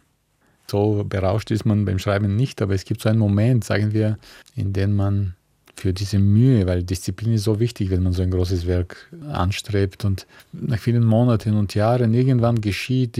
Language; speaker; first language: German; non-native, fluent; Bulgarian